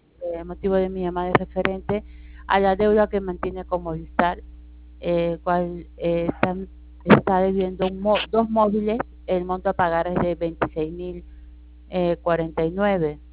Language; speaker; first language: Spanish; native; Spanish